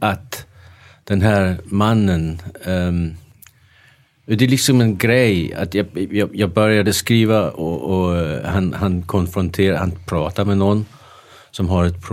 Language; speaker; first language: Swedish; non-native, fluent; Danish